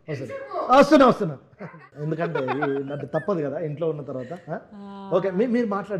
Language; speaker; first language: Telugu; native; Telugu